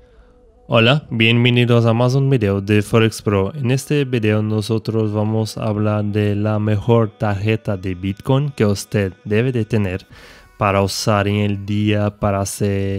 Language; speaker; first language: Spanish; non-native, fluent; Portuguese